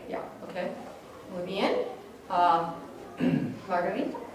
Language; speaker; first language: Spanish; non-native, fluent; English